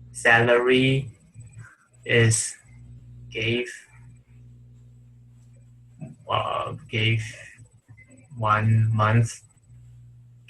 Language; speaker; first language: English; non-native, learner; Chinese